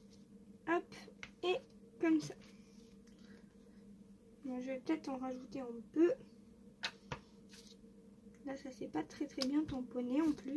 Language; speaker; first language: French; native; French